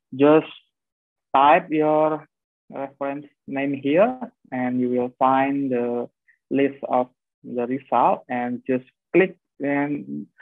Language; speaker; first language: English; non-native, fluent; Indonesian